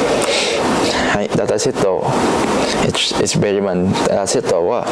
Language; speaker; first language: Japanese; non-native, learner; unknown